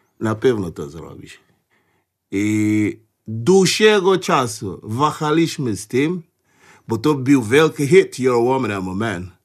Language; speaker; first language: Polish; non-native, fluent; Portuguese